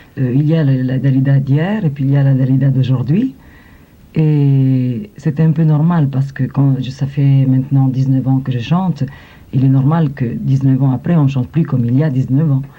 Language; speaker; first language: French; non-native, fluent; Italian